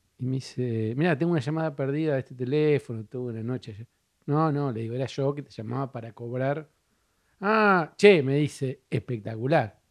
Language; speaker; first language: Spanish; native; Spanish